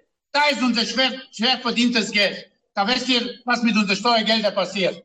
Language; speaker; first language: German; non-native, fluent; Romanian